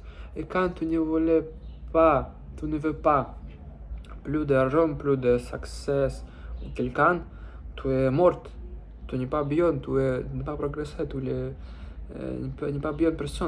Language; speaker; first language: French; non-native, learner; Russian